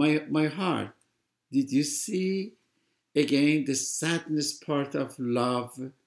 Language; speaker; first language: English; non-native, fluent; Persian